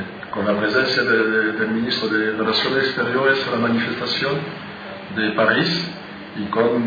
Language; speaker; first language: Spanish; non-native, fluent; French